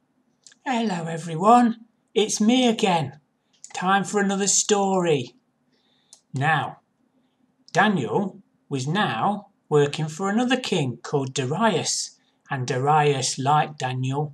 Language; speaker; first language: English; native; English